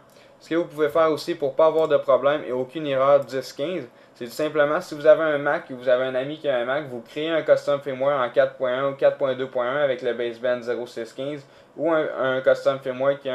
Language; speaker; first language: French; native; French